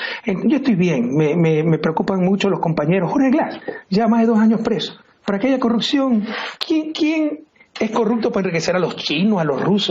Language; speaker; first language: Spanish; native; Spanish